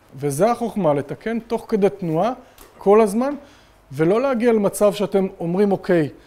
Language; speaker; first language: Hebrew; native; Hebrew